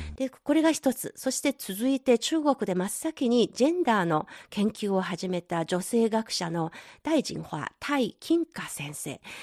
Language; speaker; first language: Japanese; non-native, fluent; Chinese